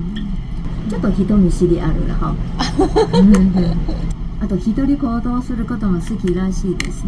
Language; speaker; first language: Japanese; non-native, learner; Chinese